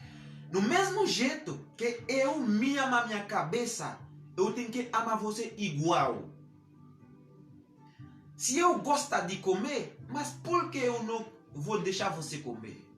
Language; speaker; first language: Portuguese; non-native, learner; Haitian Creole